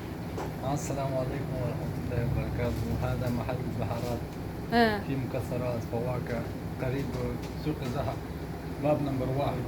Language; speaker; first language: Arabic; non-native, learner; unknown